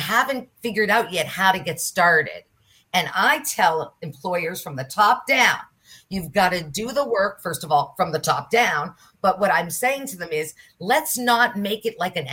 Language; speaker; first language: English; native; English